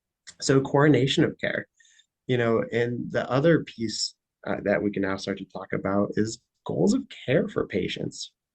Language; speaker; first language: English; native; English